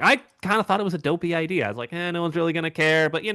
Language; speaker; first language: English; native; English